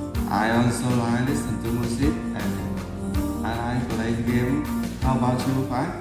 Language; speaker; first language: English; non-native, learner; Vietnamese